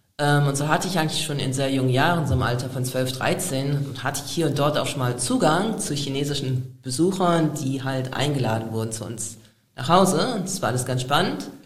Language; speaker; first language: German; native; German